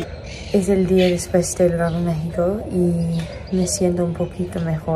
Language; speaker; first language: Spanish; non-native, fluent; English